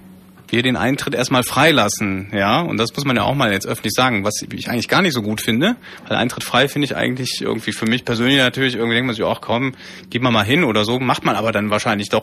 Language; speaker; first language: German; native; German